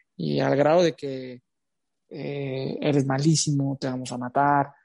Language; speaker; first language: Spanish; native; Spanish